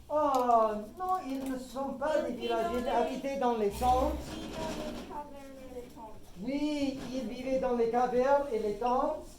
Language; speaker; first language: French; non-native, fluent; English